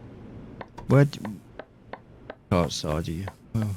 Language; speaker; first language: English; native; English